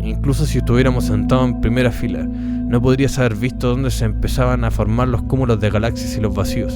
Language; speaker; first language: Spanish; native; Spanish